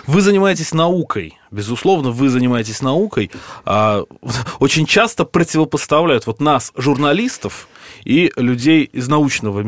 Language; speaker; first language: Russian; native; Russian